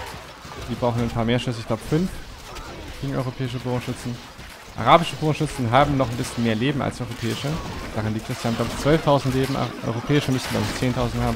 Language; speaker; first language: German; native; German